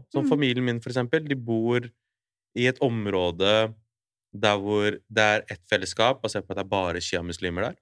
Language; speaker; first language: Norwegian; early bilingual, other home language; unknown